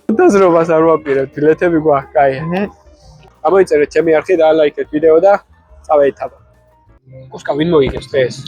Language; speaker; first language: Georgian; native; Georgian